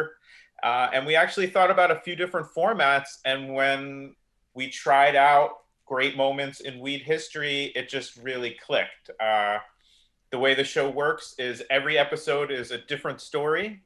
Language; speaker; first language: English; native; English